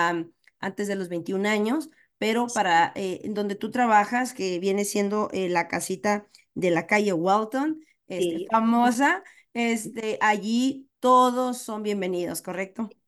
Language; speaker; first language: Spanish; native; Spanish